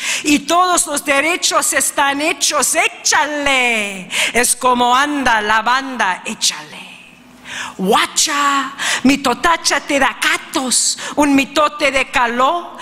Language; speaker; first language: Spanish; early bilingual, heritage; Spanish